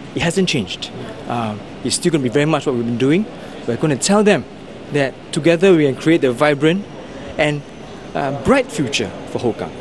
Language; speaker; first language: English; non-native, local second language; Chinese